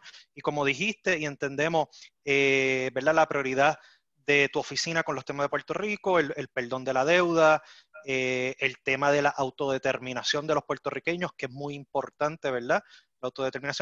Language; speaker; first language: Spanish; native; Spanish